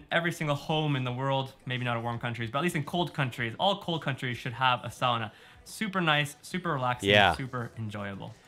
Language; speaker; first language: English; native; English